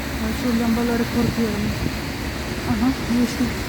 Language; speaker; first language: Turkish; non-native, fluent; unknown